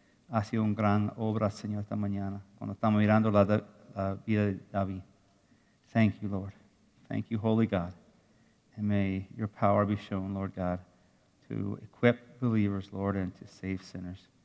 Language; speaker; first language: Spanish; non-native, fluent; English